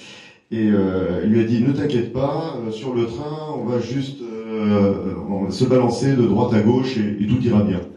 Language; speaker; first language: French; native; French